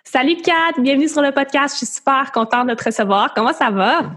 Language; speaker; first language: French; native; French